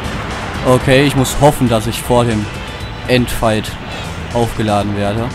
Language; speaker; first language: German; native; German